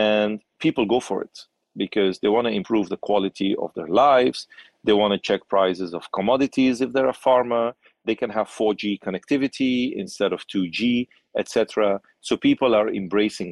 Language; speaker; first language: English; non-native, local second language; Arabic